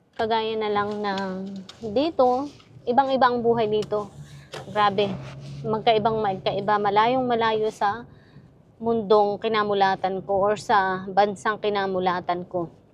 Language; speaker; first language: Filipino; native; Filipino